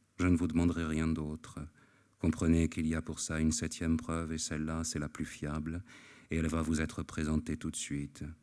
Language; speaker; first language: French; native; French